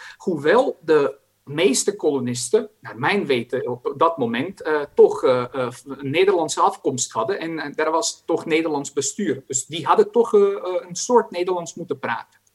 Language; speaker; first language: Dutch; non-native, fluent; Croatian